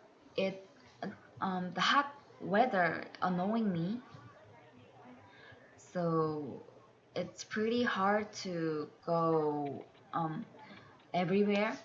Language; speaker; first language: English; non-native, learner; Korean